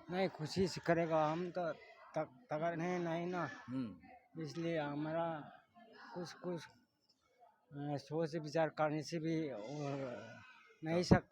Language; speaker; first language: Hindi; non-native, local second language; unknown